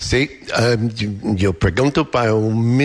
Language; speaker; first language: Spanish; non-native, learner; English